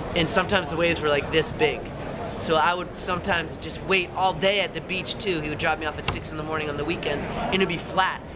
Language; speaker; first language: English; native; English